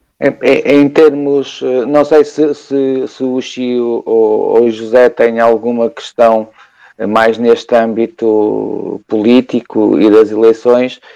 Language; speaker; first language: Portuguese; native; Portuguese